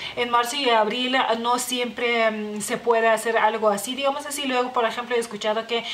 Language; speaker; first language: Spanish; non-native, fluent; Lithuanian